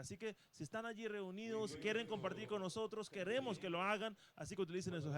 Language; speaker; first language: Spanish; native; Spanish